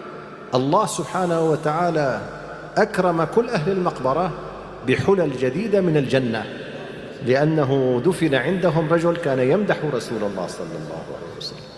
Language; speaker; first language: Arabic; native; Arabic